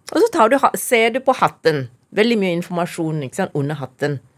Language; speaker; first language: Norwegian; non-native, fluent; Malay